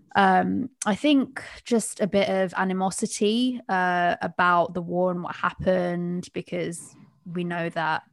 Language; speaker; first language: English; early bilingual, other home language; Bangla